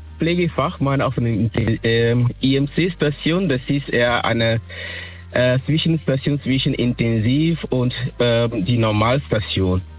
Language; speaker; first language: German; non-native, fluent; French